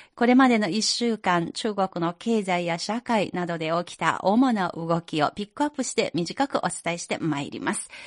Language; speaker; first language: Japanese; non-native, fluent; Chinese